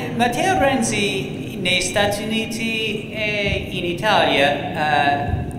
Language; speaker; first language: Italian; non-native, learner; English